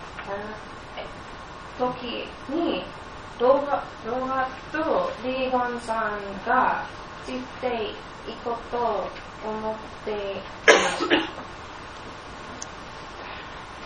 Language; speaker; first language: Japanese; non-native, learner; English